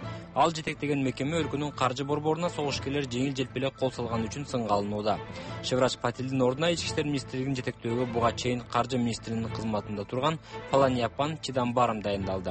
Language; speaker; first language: Kyrgyz; native; Kyrgyz